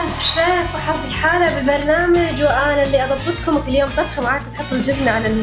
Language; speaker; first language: Arabic; native; Arabic